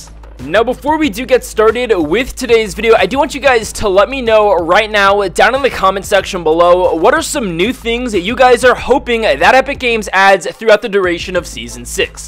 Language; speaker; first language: English; native; English